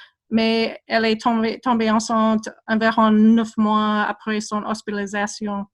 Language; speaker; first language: French; non-native, fluent; English